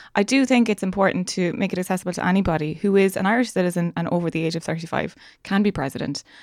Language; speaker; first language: English; native; English